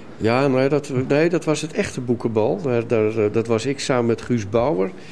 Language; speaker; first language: Dutch; native; Dutch